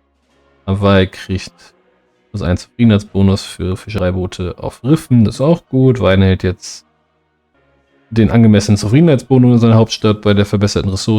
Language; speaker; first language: German; native; German